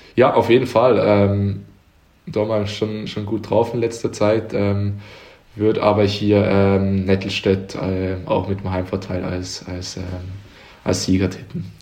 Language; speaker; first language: German; native; German